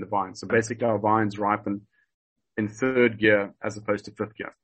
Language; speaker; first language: English; native; English